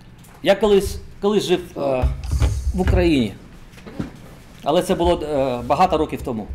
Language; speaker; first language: Ukrainian; non-native, local second language; Russian